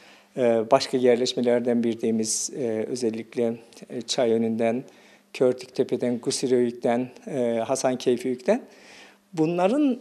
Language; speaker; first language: Turkish; native; Turkish